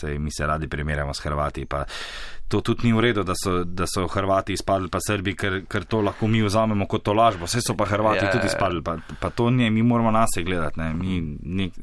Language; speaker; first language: Slovenian; native; Slovenian